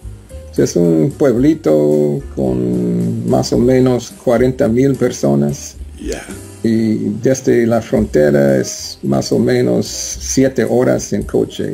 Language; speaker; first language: Spanish; non-native, learner; English